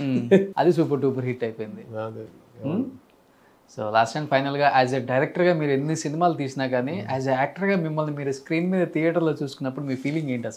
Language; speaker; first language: Telugu; native; Telugu